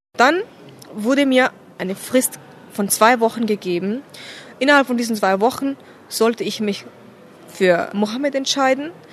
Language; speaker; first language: German; early bilingual, other home language; Urdu